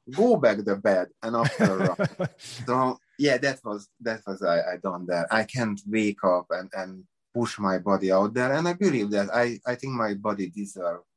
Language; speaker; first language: English; non-native, learner; Hungarian